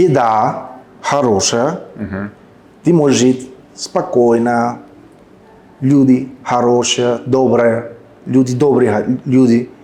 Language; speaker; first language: Russian; non-native, learner; Spanish